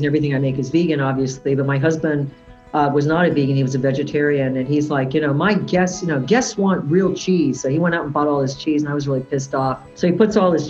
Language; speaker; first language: English; early bilingual, other home language; Japanese